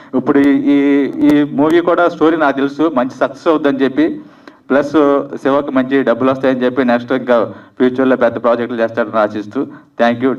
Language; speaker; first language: Telugu; native; Telugu